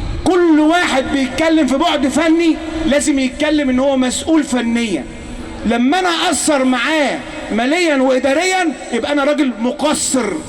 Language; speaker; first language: Arabic; native; Arabic